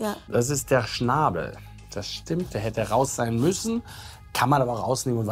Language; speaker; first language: German; native; German